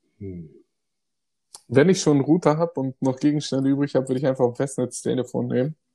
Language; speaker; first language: German; early bilingual, other home language; Greek